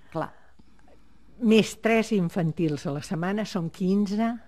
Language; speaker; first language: Catalan; native; Catalan